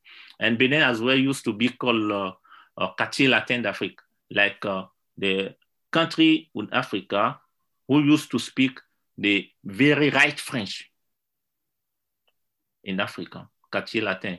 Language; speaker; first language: English; non-native, learner; Yoruba